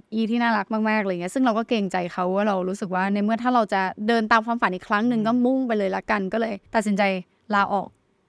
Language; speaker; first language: Thai; native; Thai